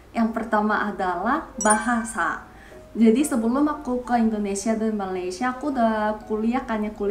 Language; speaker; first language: Indonesian; non-native, fluent; Korean